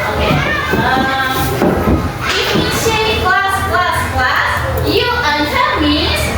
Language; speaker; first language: English; non-native, learner; Indonesian